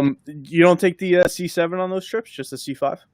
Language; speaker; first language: English; native; English